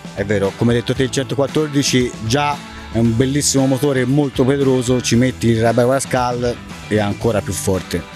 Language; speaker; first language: Italian; native; Italian